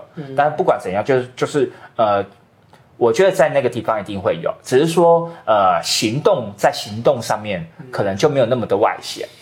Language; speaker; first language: Chinese; native; Chinese